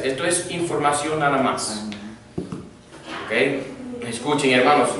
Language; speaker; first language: Spanish; non-native, fluent; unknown